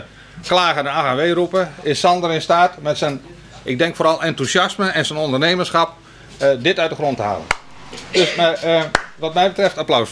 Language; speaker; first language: Dutch; native; Dutch